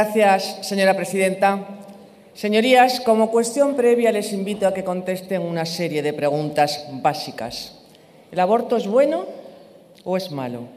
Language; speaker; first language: Spanish; native; Spanish